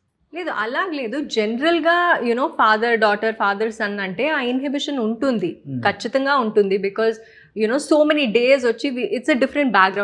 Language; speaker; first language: Telugu; non-native, local second language; Tamil